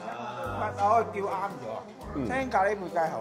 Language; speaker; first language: Cantonese; non-native, fluent; Japanese